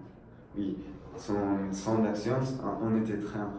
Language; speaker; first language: French; non-native, learner; Spanish